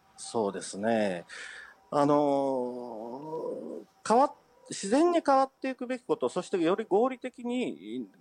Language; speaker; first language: Japanese; native; Japanese